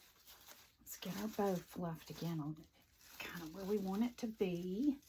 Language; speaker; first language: English; native; English